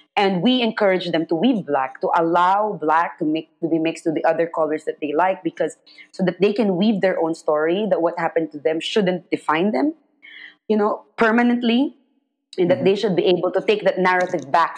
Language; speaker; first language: English; non-native, local second language; Filipino